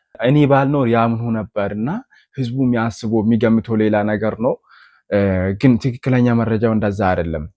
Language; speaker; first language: Amharic; non-native, local second language; Oromo